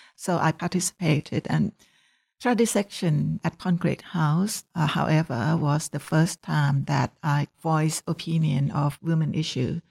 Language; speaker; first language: English; non-native, fluent; Thai